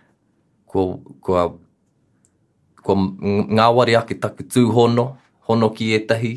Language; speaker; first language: Māori; non-native, local second language; English